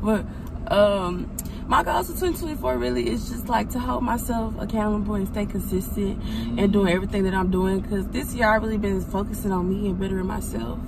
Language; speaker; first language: English; native; English